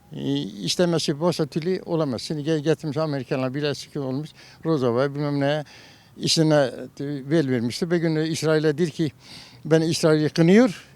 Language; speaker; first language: Turkish; non-native, local second language; Kurdish